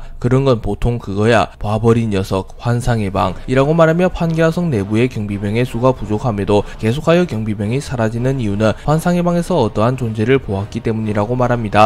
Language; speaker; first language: Korean; native; Korean